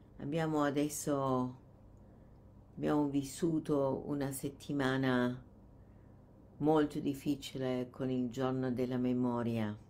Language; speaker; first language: Italian; non-native, fluent; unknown